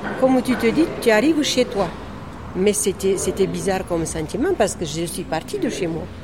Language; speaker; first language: French; non-native, fluent; Romanian